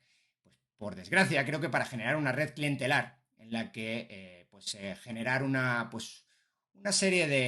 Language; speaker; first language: Spanish; native; Spanish